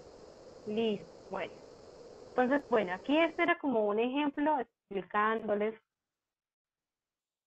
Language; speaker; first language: Spanish; native; Spanish